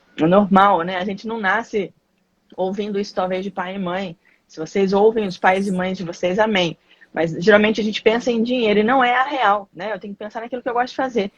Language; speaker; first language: Portuguese; native; Portuguese